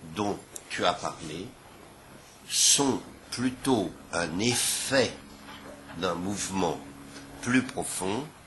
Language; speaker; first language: French; native; French